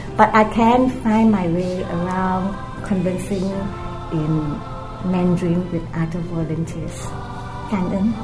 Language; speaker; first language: English; non-native, local second language; Cantonese